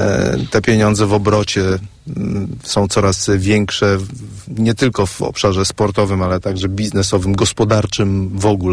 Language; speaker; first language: Polish; native; Polish